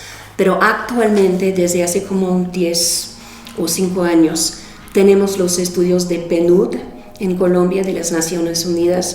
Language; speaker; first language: Spanish; non-native, fluent; English